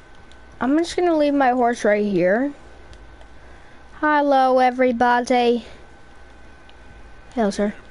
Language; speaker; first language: English; native; English